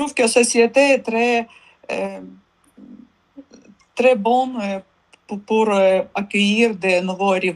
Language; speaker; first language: French; non-native, learner; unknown